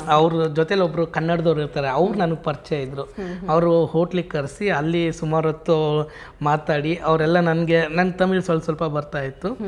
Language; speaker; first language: Kannada; native; Kannada